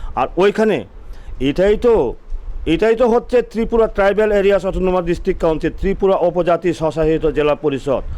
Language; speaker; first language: Bangla; non-native, local second language; Chakma